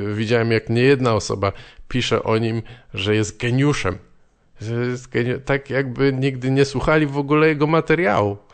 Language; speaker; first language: Polish; native; Polish